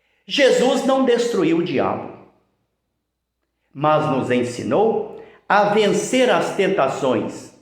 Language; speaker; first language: Portuguese; native; Portuguese